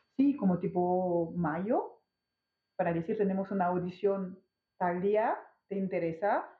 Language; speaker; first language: Spanish; non-native, fluent; French